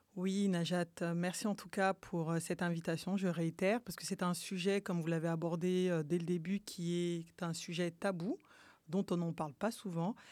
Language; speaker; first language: French; early bilingual, other home language; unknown